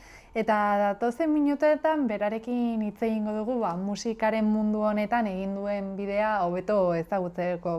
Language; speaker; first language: Basque; native; Basque